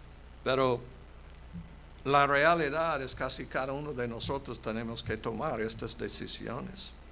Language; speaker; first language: Spanish; non-native, fluent; English